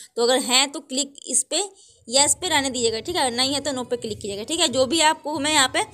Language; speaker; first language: Hindi; native; Hindi